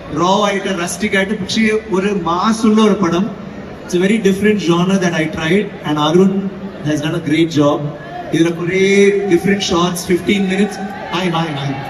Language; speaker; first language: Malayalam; non-native, learner; Tamil